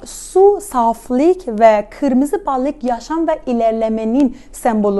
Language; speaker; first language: Turkish; non-native, fluent; Persian